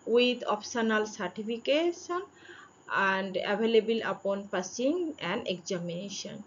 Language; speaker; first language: English; non-native, local second language; Bangla